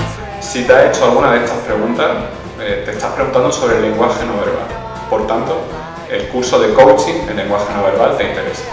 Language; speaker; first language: Spanish; native; Spanish